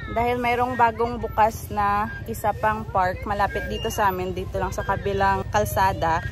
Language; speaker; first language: Filipino; non-native, local second language; Hiligaynon